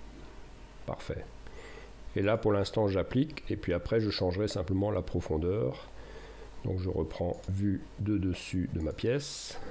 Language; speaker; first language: French; native; French